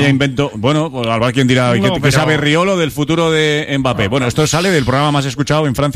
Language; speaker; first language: Spanish; native; Spanish